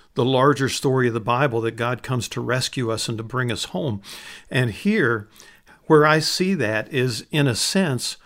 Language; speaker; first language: English; native; English